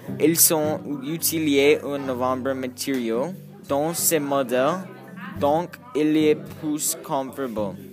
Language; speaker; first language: French; non-native, learner; English